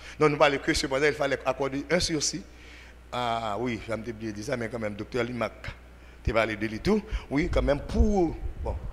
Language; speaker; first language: French; non-native, local second language; Haitian Creole